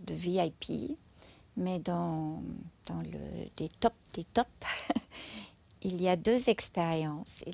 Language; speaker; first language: French; non-native, fluent; German